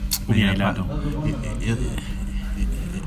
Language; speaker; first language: French; non-native, learner; English